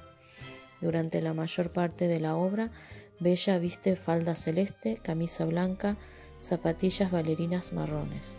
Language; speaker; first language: Spanish; native; Spanish